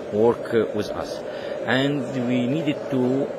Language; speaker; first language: English; non-native, learner; Arabic